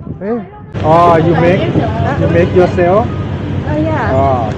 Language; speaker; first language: English; non-native, learner; Thai